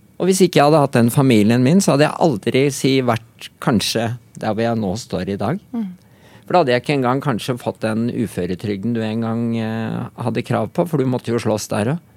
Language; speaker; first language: Norwegian; native; Norwegian